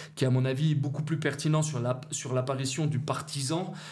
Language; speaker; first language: French; native; French